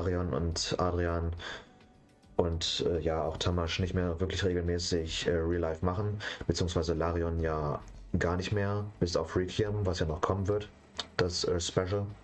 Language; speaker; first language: German; native; German